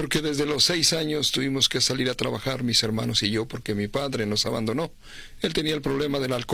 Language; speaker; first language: Spanish; native; Spanish